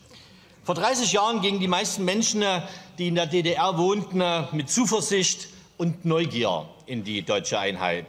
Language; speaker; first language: German; native; German